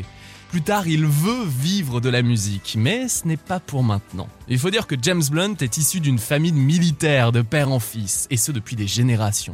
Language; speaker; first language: French; native; French